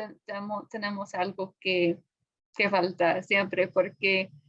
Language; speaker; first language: Spanish; non-native, fluent; English